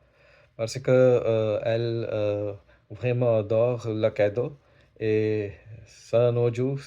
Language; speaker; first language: French; non-native, learner; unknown